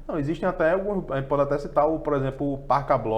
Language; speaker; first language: Portuguese; native; Portuguese